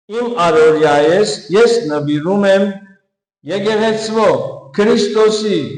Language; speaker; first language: Armenian; early bilingual, heritage; Armenian